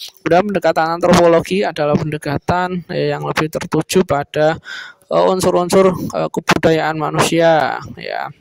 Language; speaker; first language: Indonesian; native; Indonesian